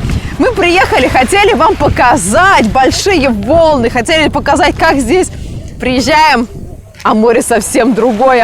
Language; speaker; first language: Russian; native; Russian